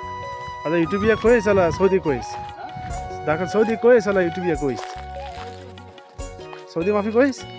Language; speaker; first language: Arabic; non-native, learner; Bangla